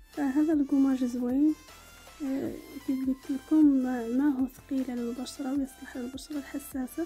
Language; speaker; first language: Arabic; native; Arabic